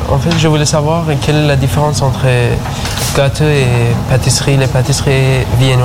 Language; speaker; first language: French; non-native, learner; Persian